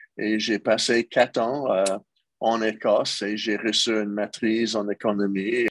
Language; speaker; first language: French; non-native, local second language; English